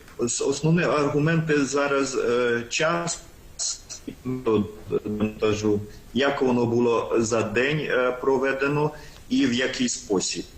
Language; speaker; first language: Ukrainian; non-native, local second language; Hungarian